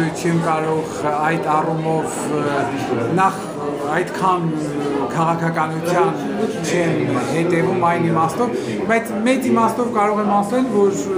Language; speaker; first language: Armenian; native; Armenian